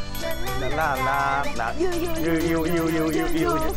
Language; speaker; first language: Chinese; native; Chinese